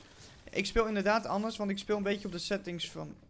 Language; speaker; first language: Dutch; native; Dutch